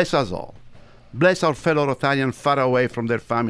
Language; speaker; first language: English; non-native, fluent; Italian